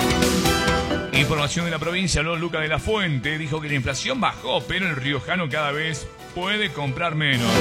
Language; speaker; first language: Spanish; native; Spanish